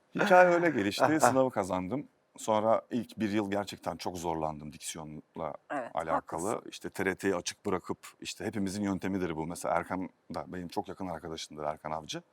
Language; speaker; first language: Turkish; native; Turkish